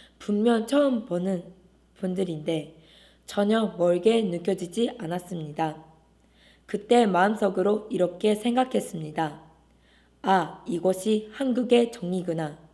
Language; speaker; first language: Korean; non-native, fluent; Japanese